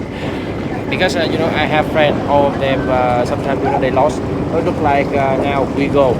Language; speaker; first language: English; non-native, learner; Vietnamese